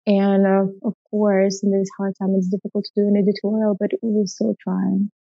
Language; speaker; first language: English; non-native, fluent; Russian